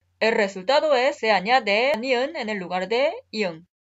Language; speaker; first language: Spanish; native; Spanish